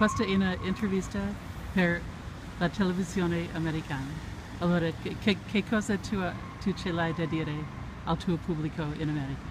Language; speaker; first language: Italian; non-native, learner; English